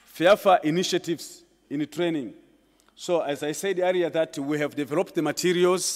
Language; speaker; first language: English; non-native, local second language; Swahili